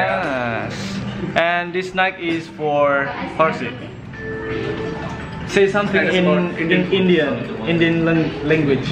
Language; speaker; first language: English; non-native, learner; Indonesian